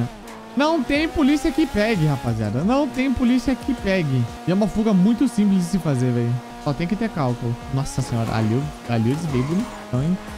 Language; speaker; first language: Portuguese; native; Portuguese